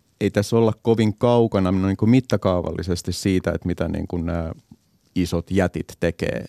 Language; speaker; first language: Finnish; native; Finnish